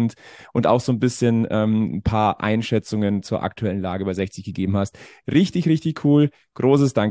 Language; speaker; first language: German; native; German